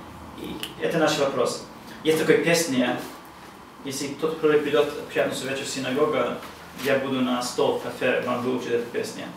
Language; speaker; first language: Russian; non-native, learner; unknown